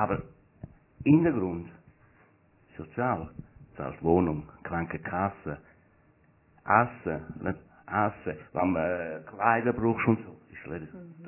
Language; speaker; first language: German; non-native, learner; Italian